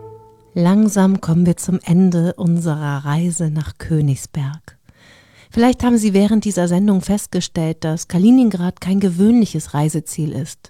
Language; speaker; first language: German; native; German